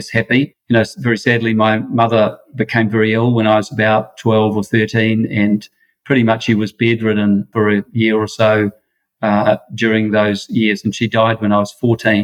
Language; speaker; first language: English; native; English